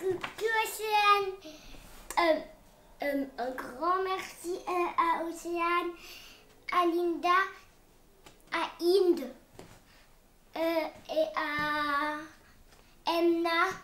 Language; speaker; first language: French; early bilingual, other home language; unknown